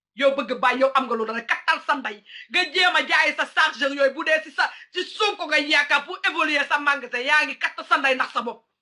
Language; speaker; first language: Wolof; early bilingual, heritage; Wolof